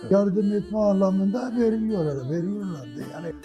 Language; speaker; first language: Turkish; non-native, local second language; Kurdish